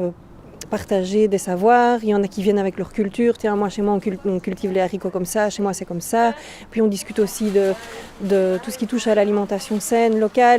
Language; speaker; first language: French; native; French